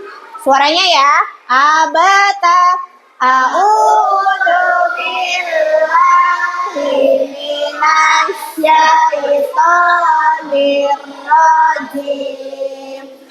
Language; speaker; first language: Indonesian; native; Indonesian